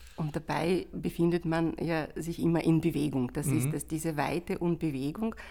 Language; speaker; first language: German; non-native, fluent; Russian